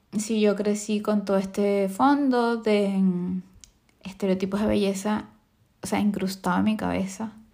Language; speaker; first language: Spanish; native; Spanish